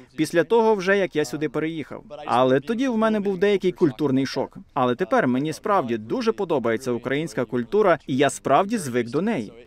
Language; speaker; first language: Ukrainian; non-native, fluent; English